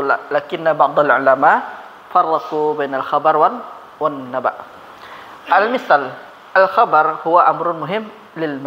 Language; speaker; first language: Arabic; non-native, fluent; Indonesian